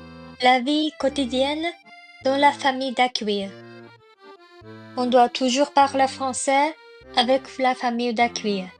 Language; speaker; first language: French; non-native, learner; Japanese